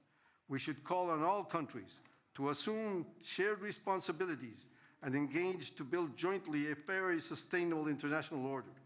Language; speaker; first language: English; non-native, fluent; Spanish